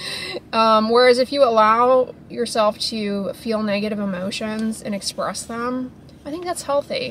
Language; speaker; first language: English; native; English